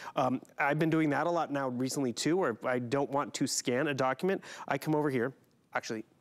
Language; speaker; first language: English; native; English